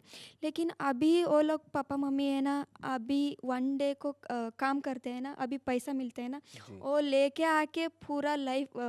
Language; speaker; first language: Hindi; non-native, local second language; Kannada